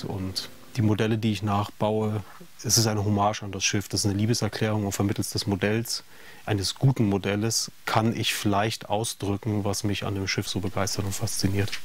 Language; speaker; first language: German; native; German